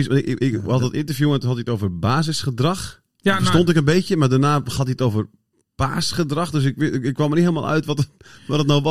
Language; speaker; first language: Dutch; native; Dutch